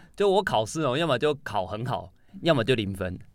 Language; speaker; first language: Chinese; native; Chinese